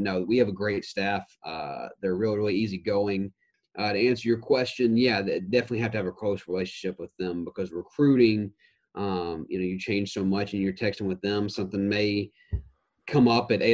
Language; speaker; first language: English; native; English